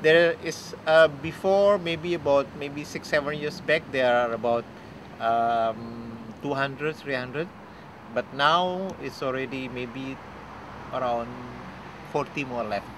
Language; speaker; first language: English; non-native, fluent; Indonesian